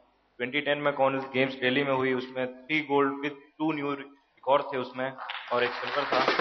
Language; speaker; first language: Hindi; native; Hindi